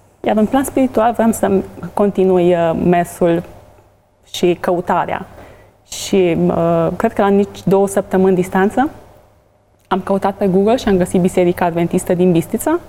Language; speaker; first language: Romanian; native; Romanian